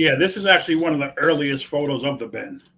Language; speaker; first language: English; native; English